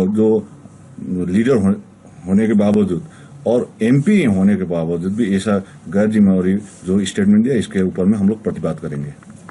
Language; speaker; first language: Hindi; non-native, local second language; Nepali